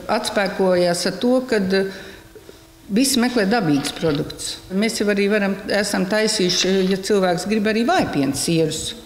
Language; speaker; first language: Latvian; native; Latvian